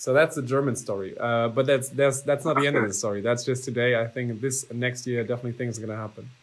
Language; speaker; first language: English; non-native, fluent; German